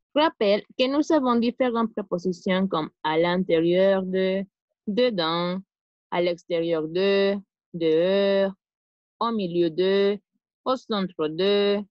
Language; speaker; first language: French; non-native, fluent; Spanish